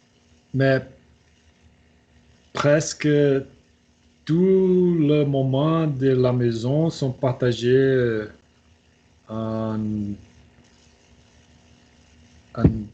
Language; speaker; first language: French; non-native, learner; Portuguese